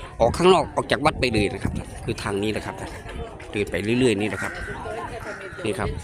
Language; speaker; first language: Thai; native; Thai